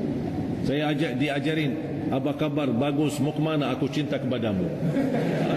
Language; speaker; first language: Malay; non-native, fluent; Arabic